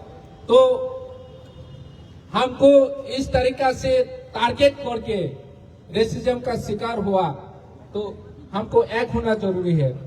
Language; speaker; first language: Hindi; non-native, local second language; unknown